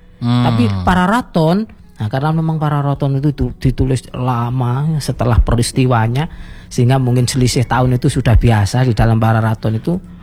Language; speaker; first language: Indonesian; native; Indonesian